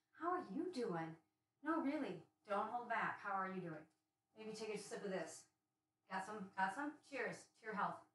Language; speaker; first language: English; native; English